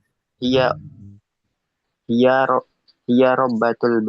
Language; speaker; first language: Arabic; non-native, learner; Indonesian